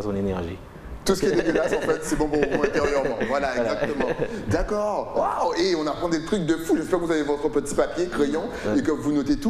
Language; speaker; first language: French; native; French